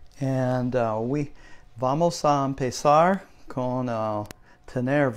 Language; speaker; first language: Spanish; non-native, learner; English